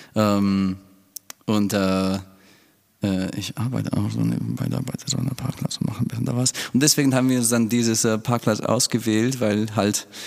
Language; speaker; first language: German; non-native, fluent; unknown